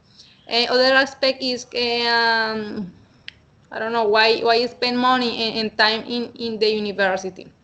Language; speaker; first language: English; non-native, learner; Spanish